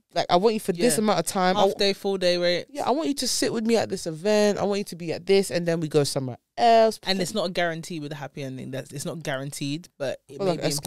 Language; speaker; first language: English; native; English